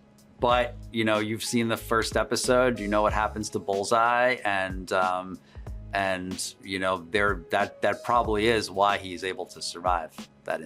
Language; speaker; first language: English; native; English